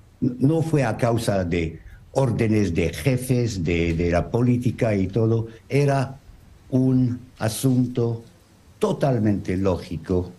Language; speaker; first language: Spanish; non-native, learner; French